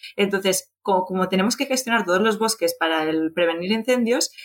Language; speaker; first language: Spanish; native; Spanish